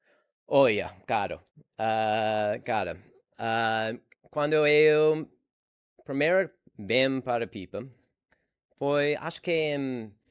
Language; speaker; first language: Portuguese; non-native, learner; English